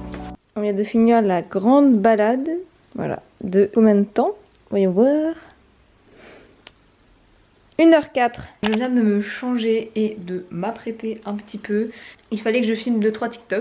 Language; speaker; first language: French; native; French